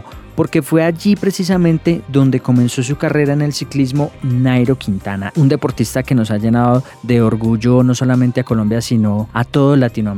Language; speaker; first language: Spanish; native; Spanish